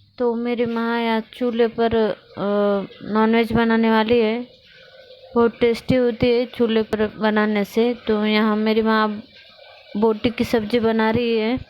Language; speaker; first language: Hindi; non-native, local second language; Marathi